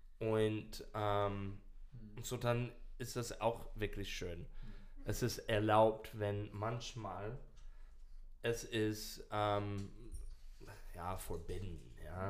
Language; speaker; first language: German; non-native, learner; English